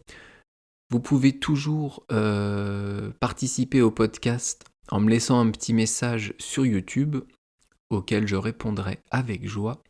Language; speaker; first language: French; native; French